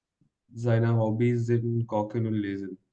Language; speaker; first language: German; non-native, learner; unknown